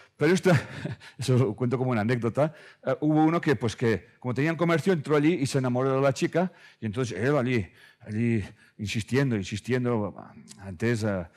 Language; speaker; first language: Spanish; native; Spanish